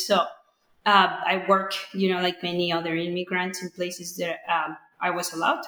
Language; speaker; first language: English; non-native, fluent; Spanish